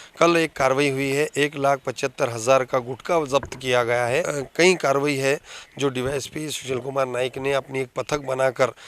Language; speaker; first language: Hindi; non-native, local second language; Urdu